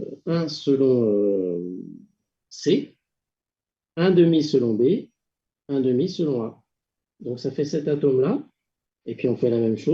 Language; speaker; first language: French; native; French